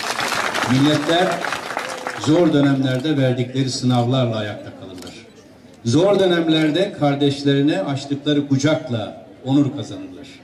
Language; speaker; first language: Turkish; native; Turkish